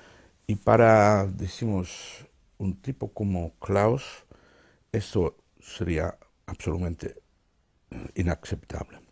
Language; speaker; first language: Spanish; non-native, fluent; Dutch